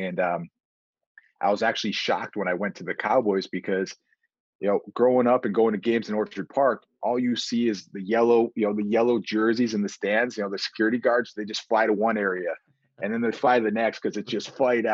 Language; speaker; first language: English; native; English